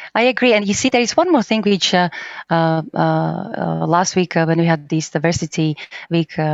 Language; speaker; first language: English; non-native, fluent; Slovak